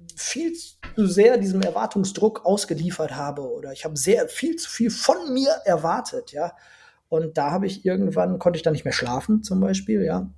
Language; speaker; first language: German; native; German